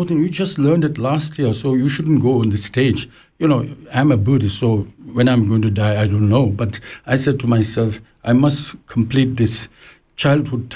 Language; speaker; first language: English; non-native, local second language; Tibetan